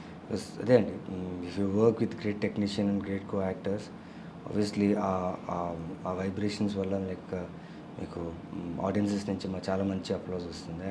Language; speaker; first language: Telugu; non-native, local second language; Tamil